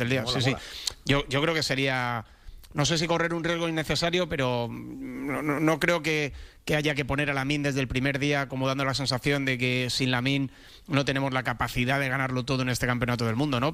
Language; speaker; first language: Spanish; native; Spanish